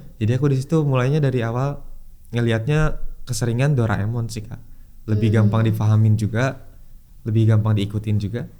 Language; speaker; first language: Indonesian; native; Indonesian